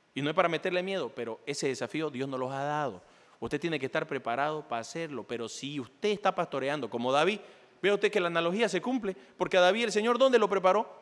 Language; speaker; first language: Spanish; native; Spanish